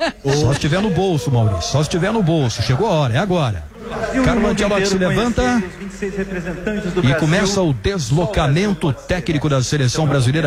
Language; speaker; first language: Portuguese; native; Portuguese